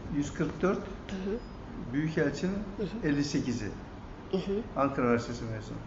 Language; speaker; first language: Turkish; native; Turkish